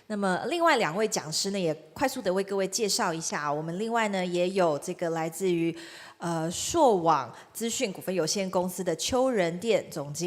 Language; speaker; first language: Chinese; native; Chinese